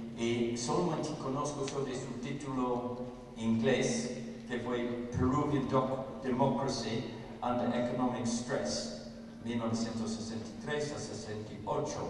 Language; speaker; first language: Spanish; non-native, fluent; English